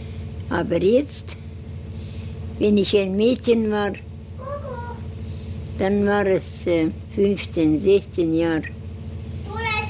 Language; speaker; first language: German; non-native, learner; Estonian